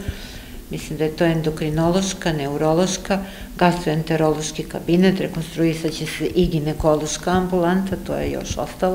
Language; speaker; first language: Serbian; native; Serbian